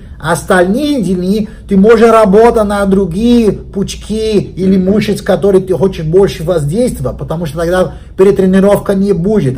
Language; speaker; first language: Russian; non-native, learner; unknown